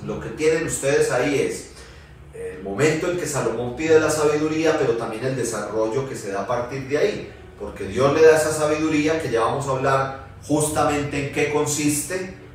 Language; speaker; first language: Spanish; native; Spanish